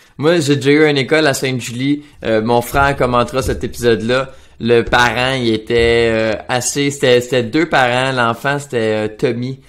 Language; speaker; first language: French; native; French